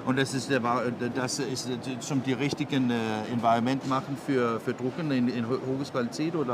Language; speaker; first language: German; non-native, learner; Danish